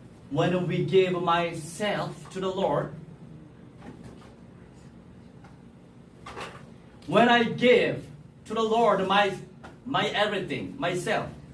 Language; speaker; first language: English; non-native, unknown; Korean